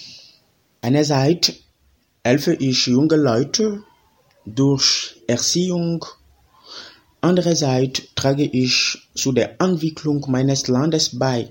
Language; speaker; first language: German; non-native, fluent; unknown